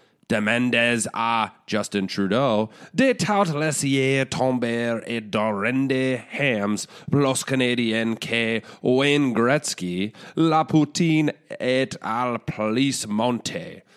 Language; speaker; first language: French; non-native, learner; English